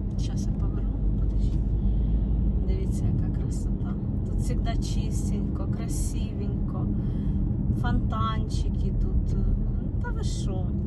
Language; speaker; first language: Ukrainian; native; Ukrainian